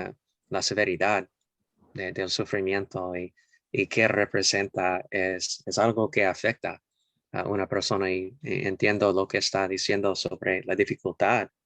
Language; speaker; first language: Spanish; non-native, fluent; English